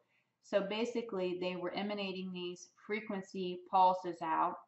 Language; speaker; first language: English; native; English